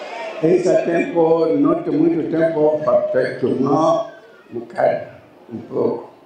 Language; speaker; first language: Portuguese; non-native, learner; Lingala